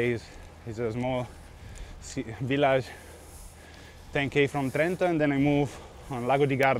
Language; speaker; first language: English; non-native, fluent; Italian